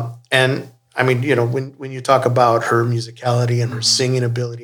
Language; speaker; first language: English; native; English